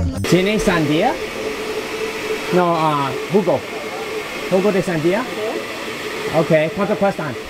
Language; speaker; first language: Spanish; non-native, learner; English